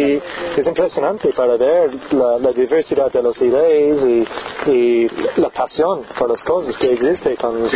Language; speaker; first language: Spanish; non-native, learner; English